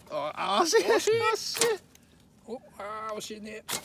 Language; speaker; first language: Japanese; native; Japanese